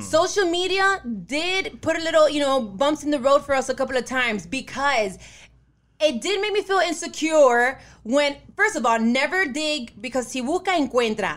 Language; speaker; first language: English; early bilingual, other home language; Spanish